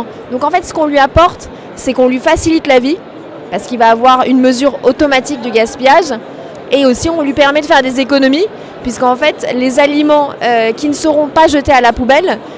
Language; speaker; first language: French; native; French